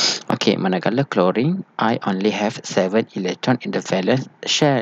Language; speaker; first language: English; non-native, local second language; Malay